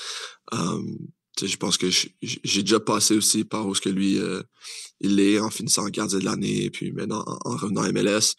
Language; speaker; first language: French; native; French